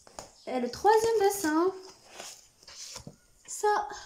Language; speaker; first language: French; non-native, learner; Arabic